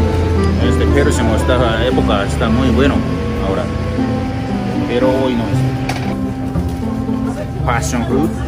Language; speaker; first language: Spanish; non-native, learner; Japanese